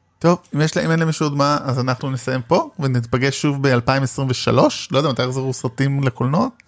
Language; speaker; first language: Hebrew; native; Hebrew